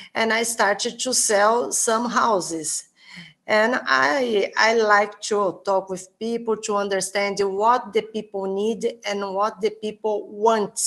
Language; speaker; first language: English; non-native, learner; Portuguese